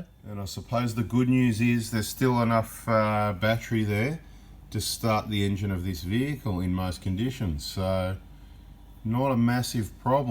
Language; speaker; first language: English; native; English